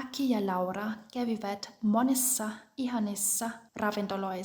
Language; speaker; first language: Finnish; non-native, fluent; German